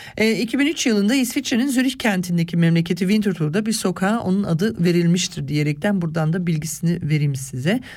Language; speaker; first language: Turkish; early bilingual, other home language; Swiss German